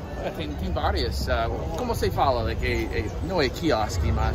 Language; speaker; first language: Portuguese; non-native, fluent; English